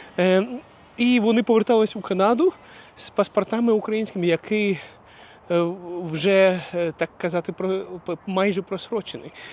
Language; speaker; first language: Ukrainian; non-native, local second language; Russian